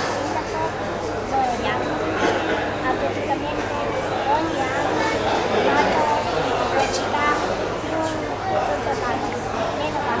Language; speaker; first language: Italian; non-native, learner; Slovenian